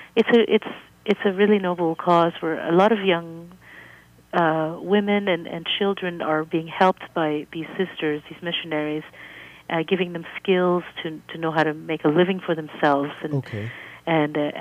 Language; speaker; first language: English; native; English